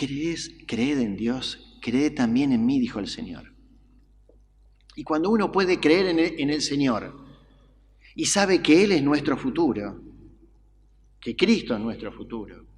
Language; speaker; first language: Spanish; native; Spanish